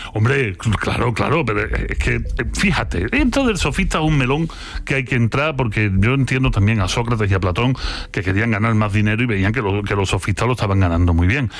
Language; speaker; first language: Spanish; native; Spanish